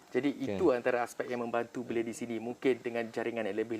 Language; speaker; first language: Malay; native; Malay